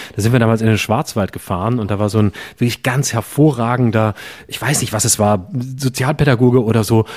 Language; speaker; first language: German; native; German